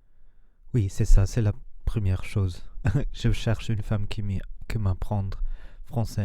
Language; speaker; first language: French; non-native, learner; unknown